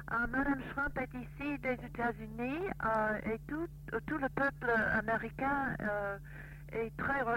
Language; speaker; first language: French; non-native, fluent; English